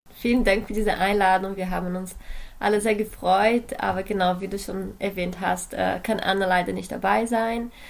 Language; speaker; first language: German; non-native, fluent; Portuguese